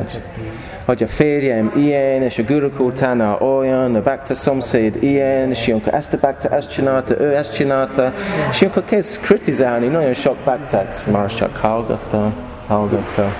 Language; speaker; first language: Hungarian; non-native, learner; English